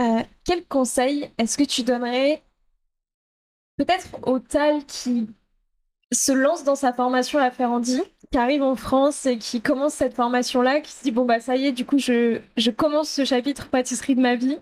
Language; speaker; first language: French; native; French